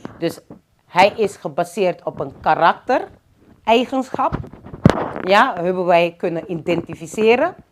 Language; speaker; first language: Dutch; non-native, local second language; Papiamento